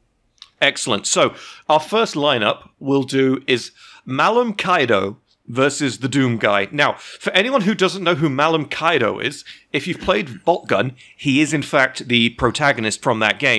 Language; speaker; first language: English; native; English